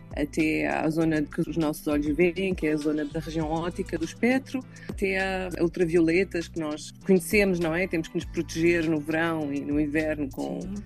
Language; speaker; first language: Portuguese; native; Portuguese